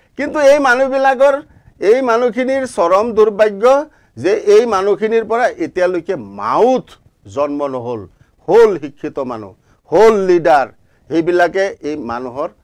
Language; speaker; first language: Assamese; non-native, local second language; Bangla